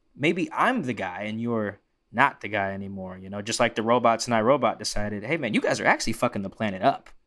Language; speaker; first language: English; native; English